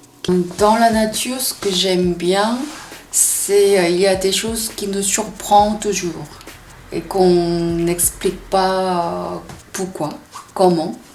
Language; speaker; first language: French; non-native, fluent; Korean